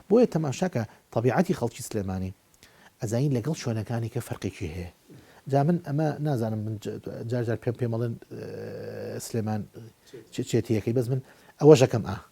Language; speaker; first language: Central Kurdish; native; Central Kurdish